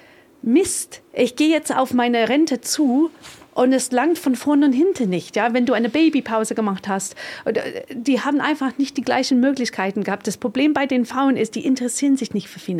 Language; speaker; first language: German; non-native, fluent; English